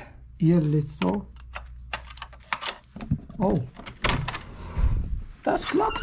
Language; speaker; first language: German; non-native, fluent; Arabic